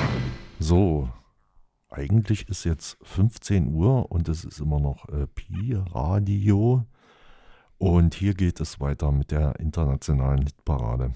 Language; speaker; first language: German; native; German